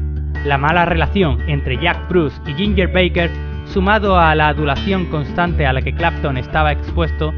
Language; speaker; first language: Spanish; native; Spanish